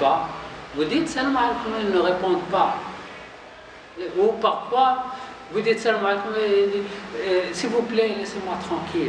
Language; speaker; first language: French; non-native, local second language; Arabic